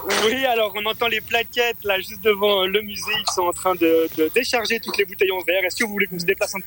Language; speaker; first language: French; native; French